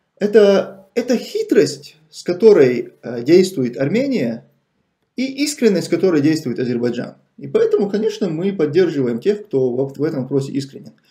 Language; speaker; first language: Russian; non-native, local second language; Chechen